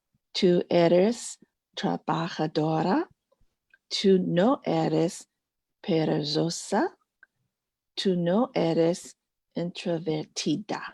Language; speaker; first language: Spanish; non-native, learner; English